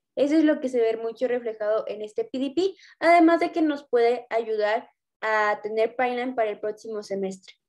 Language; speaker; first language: Spanish; native; Spanish